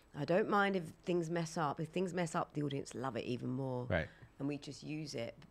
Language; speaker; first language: English; native; English